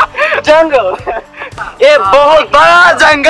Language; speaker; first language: Hindi; non-native, learner; Bangla